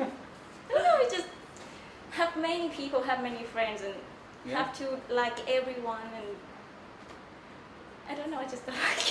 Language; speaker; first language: English; non-native, learner; Thai